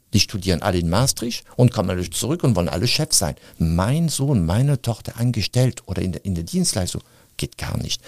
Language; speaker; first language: German; non-native, fluent; French